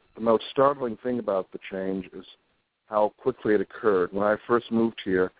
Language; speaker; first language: English; native; English